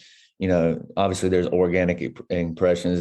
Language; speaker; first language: English; native; English